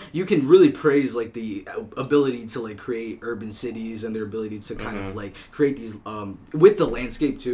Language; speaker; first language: English; native; English